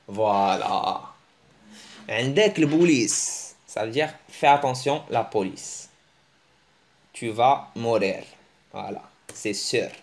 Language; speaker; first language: French; early bilingual, other home language; Arabic